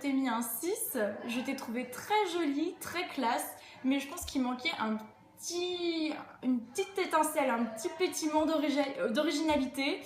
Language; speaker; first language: French; native; French